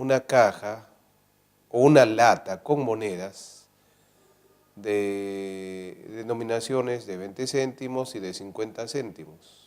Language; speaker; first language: Spanish; native; Spanish